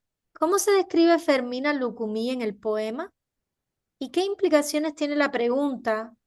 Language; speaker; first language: Spanish; native; Spanish